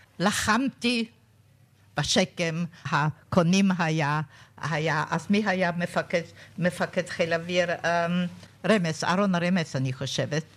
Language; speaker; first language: Hebrew; non-native, fluent; German